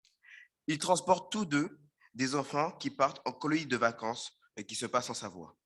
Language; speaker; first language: French; native; French